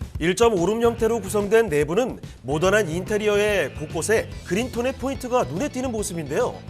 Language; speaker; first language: Korean; native; Korean